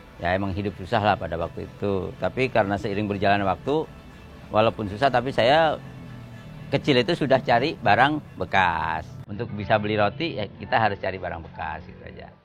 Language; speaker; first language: Indonesian; native; Indonesian